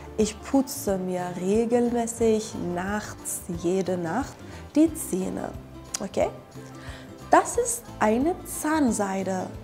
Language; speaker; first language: German; non-native, fluent; Persian